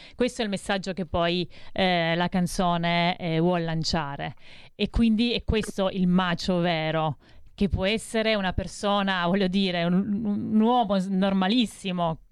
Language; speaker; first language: Italian; native; Italian